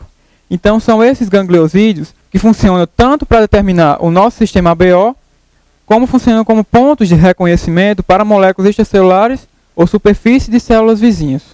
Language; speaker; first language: Portuguese; native; Portuguese